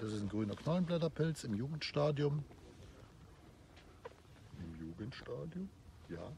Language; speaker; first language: German; native; German